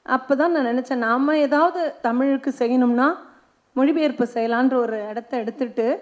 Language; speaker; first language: Tamil; non-native, local second language; Malayalam